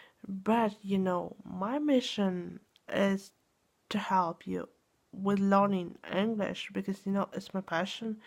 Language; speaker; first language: English; non-native, learner; Russian